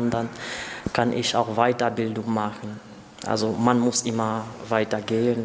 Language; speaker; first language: German; non-native, learner; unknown